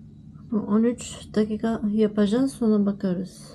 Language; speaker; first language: Turkish; non-native, learner; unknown